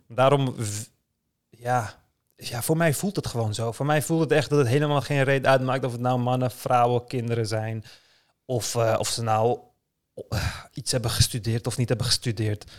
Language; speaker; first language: Dutch; early bilingual, other home language; Turkish